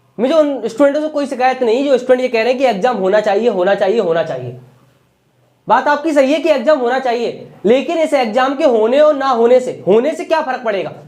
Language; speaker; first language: Hindi; native; Hindi